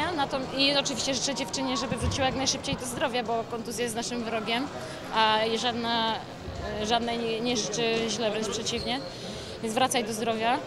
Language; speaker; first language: Polish; native; Polish